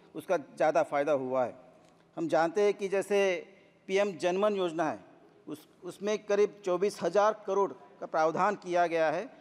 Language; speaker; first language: Hindi; non-native, local second language; Marathi